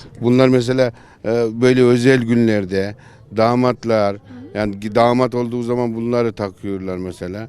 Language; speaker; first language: Turkish; non-native, local second language; Kyrgyz